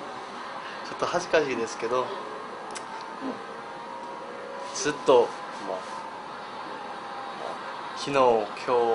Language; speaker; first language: Japanese; non-native, learner; Korean